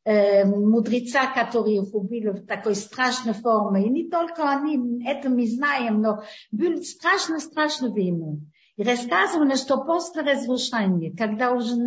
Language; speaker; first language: Russian; early bilingual, heritage; Hebrew